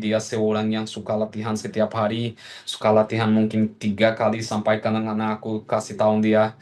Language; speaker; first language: Indonesian; non-native, fluent; Portuguese